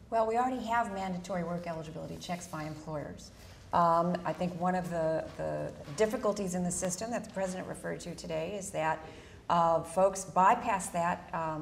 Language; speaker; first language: English; native; English